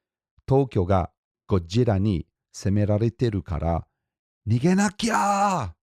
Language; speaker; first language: Japanese; non-native, fluent; English